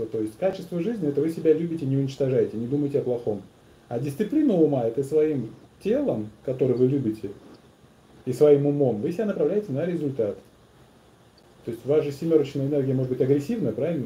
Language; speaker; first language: Russian; native; Russian